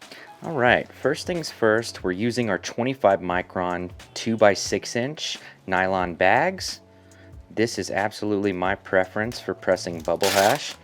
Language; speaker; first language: English; native; English